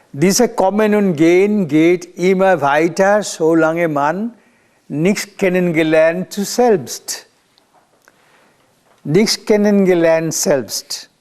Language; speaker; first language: German; non-native, learner; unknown